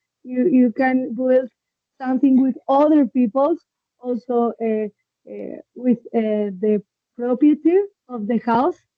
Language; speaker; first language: English; non-native, learner; Spanish